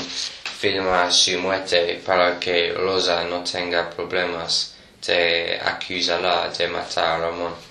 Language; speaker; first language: Spanish; non-native, learner; English